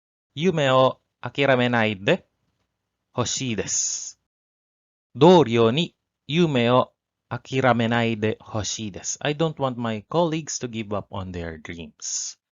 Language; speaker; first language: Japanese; non-native, learner; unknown